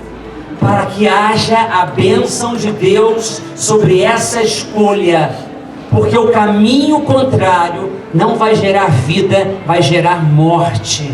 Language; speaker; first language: Portuguese; native; Portuguese